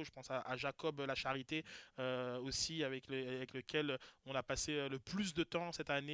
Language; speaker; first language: French; native; French